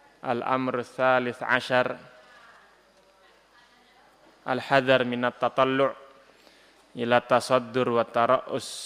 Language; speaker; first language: Arabic; non-native, fluent; Indonesian